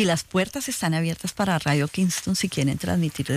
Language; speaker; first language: Spanish; native; Spanish